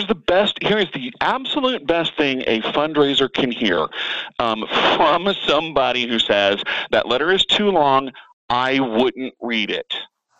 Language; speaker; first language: English; native; English